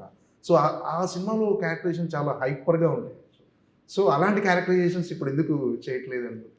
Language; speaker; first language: Telugu; native; Telugu